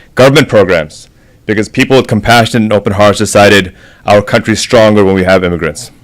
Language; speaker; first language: English; native; English